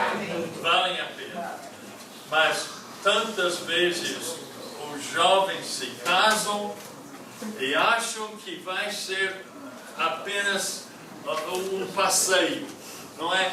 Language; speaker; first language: Portuguese; non-native, fluent; English